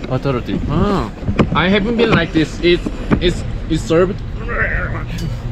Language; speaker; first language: English; non-native, learner; Korean